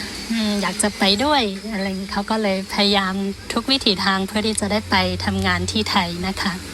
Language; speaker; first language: Thai; non-native, fluent; Shan